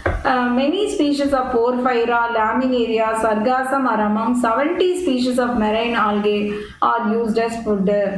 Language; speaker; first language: English; non-native, local second language; Tamil